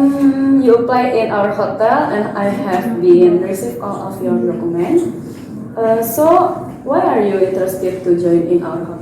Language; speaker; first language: English; non-native, learner; Indonesian